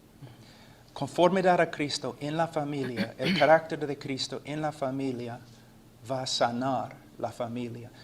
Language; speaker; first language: Spanish; non-native, fluent; English